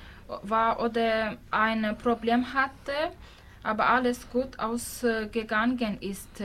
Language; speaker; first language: German; non-native, learner; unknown